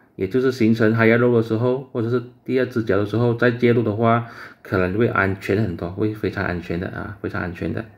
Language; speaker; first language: Chinese; native; Chinese